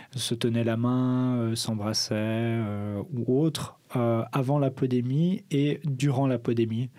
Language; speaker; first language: French; native; French